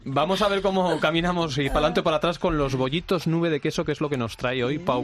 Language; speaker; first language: Spanish; native; Spanish